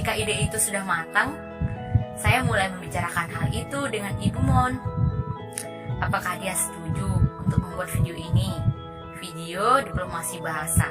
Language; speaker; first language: Indonesian; native; Indonesian